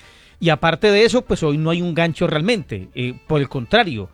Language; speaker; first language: Spanish; native; Spanish